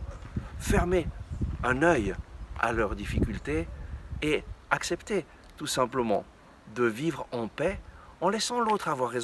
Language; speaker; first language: French; native; French